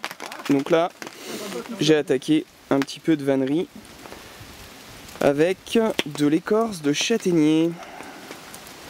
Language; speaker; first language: French; native; French